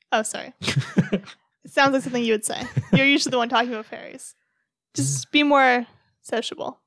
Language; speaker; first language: English; native; English